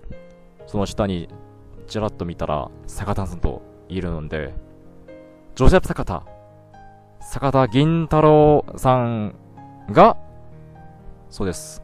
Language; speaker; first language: Japanese; non-native, learner; Korean